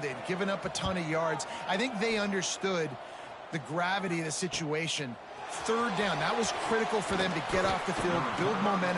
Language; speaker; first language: English; native; English